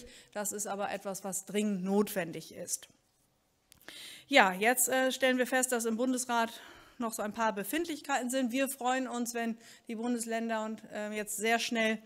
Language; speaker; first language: German; native; German